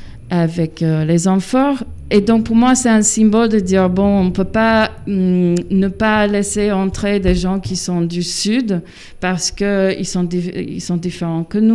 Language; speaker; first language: French; non-native, fluent; English